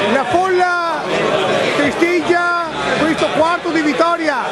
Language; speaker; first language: Italian; native; Italian